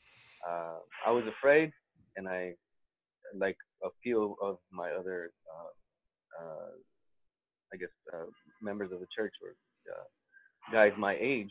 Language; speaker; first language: English; native; English